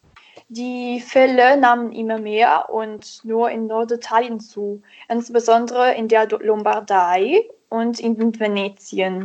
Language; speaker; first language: German; non-native, learner; Italian